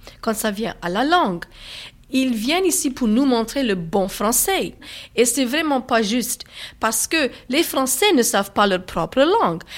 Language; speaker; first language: French; native; French